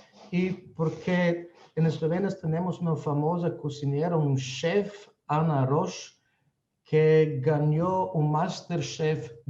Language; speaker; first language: Spanish; non-native, fluent; Slovenian